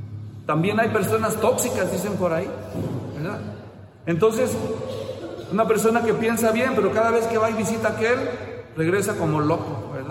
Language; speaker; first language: Spanish; native; Spanish